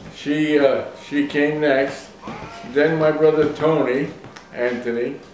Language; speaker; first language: English; native; English